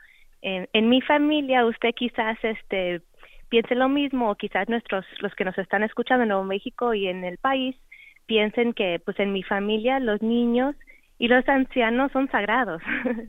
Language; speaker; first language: Spanish; native; Spanish